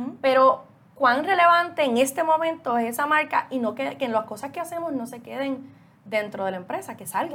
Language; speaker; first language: Spanish; native; Spanish